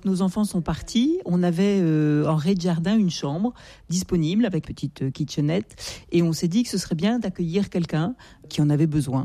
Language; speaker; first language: French; native; French